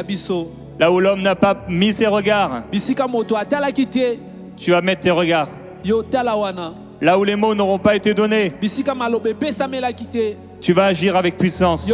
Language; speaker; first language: French; native; French